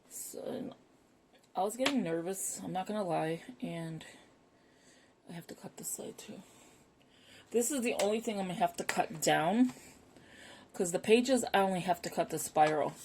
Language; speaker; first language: English; native; English